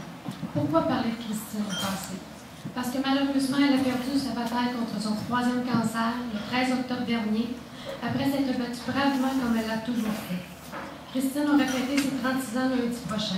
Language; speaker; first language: French; native; French